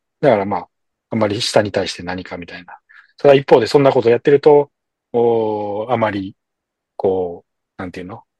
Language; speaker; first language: Japanese; native; Japanese